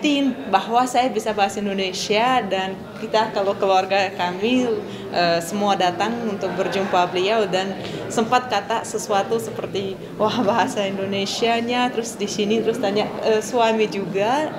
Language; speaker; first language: Indonesian; non-native, fluent; Russian